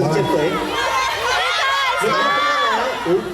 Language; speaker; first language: Chinese; non-native, fluent; Thai